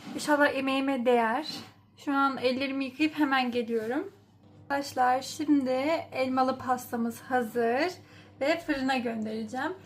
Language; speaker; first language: Turkish; early bilingual, heritage; Turkish